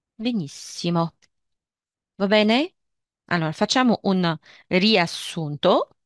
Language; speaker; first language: Italian; non-native, fluent; Arabic